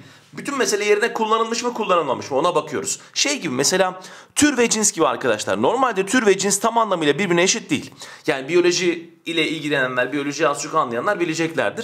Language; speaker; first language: Turkish; native; Turkish